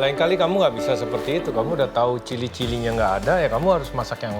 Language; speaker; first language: Indonesian; native; Indonesian